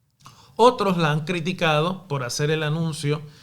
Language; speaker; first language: Spanish; native; Spanish